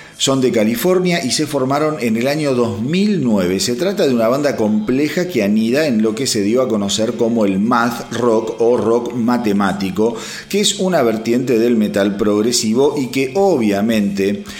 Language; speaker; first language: Spanish; native; Spanish